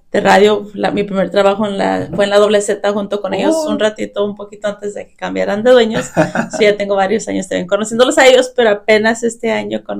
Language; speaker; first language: Spanish; early bilingual, heritage; Spanish